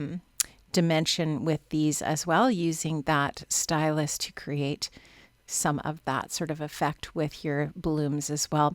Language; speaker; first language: English; native; English